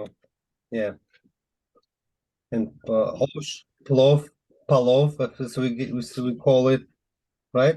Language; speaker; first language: English; non-native, fluent; Uzbek